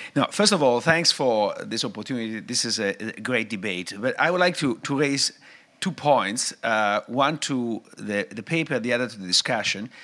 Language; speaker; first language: English; non-native, fluent; Italian